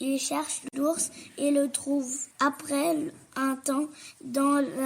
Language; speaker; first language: French; early bilingual, heritage; French